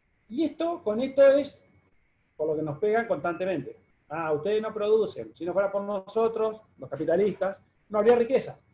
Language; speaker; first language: Spanish; native; Spanish